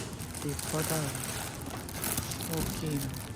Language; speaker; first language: Japanese; native; Japanese